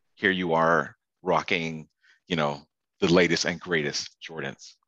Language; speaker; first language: English; native; English